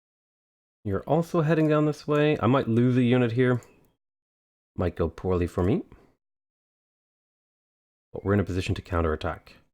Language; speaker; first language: English; native; English